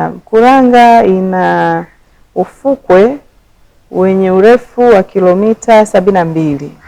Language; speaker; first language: Swahili; native; Swahili